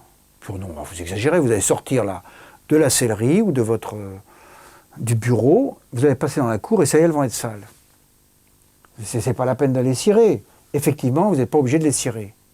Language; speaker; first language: French; native; French